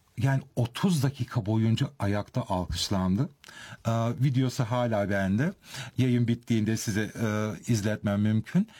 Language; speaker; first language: Turkish; early bilingual, heritage; Turkish